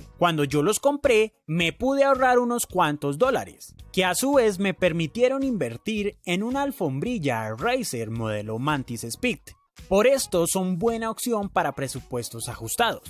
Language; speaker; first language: Spanish; native; Spanish